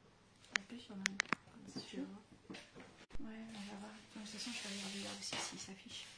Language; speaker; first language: French; native; French